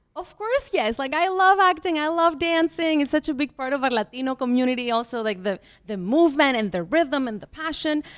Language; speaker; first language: English; non-native, fluent; Greek